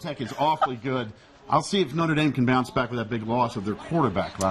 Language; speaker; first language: English; native; English